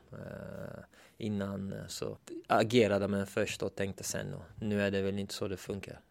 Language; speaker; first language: Swedish; early bilingual, other home language; Turkish